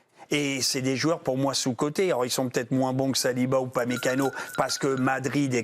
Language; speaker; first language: French; native; French